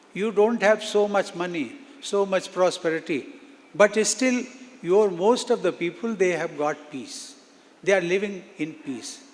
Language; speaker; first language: English; non-native, local second language; Hindi